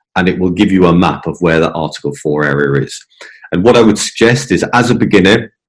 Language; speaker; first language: English; native; English